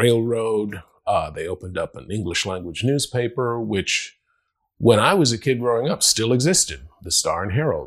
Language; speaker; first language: English; non-native, fluent; Spanish